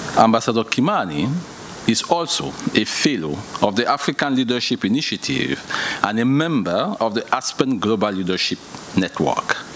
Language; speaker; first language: English; non-native, fluent; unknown